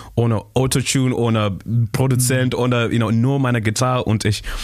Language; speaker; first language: German; non-native, learner; Shona